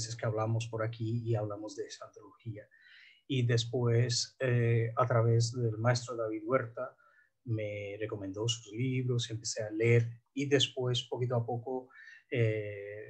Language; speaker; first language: Spanish; non-native, fluent; Bangla